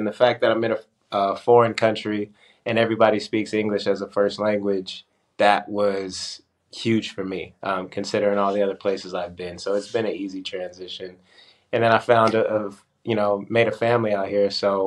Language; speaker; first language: English; native; English